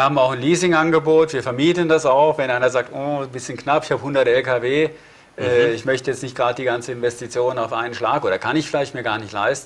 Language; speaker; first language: German; native; German